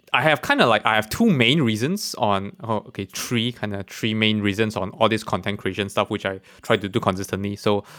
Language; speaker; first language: English; non-native, local second language; Chinese